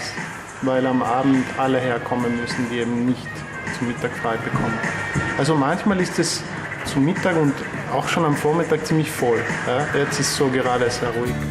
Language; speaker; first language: German; native; German